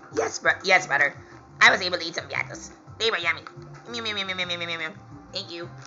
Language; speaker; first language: English; non-native, local second language; Filipino